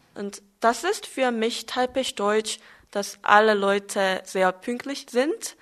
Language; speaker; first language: German; non-native, learner; Korean